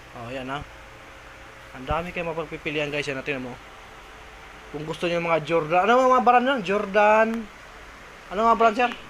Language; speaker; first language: Filipino; non-native, local second language; Cebuano